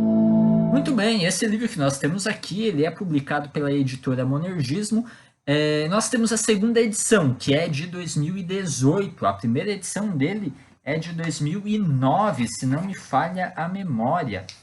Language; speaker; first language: Portuguese; native; Portuguese